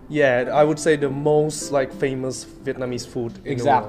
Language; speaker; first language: English; non-native, fluent; Vietnamese